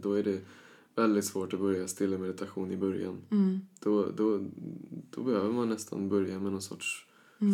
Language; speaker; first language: Swedish; early bilingual, other home language; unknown